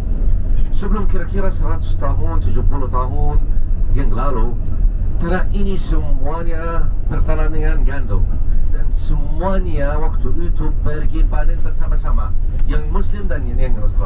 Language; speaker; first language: Indonesian; non-native, fluent; Arabic